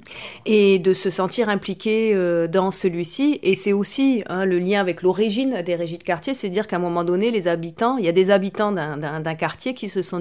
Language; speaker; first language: French; native; French